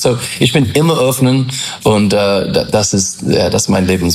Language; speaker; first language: German; non-native, learner; English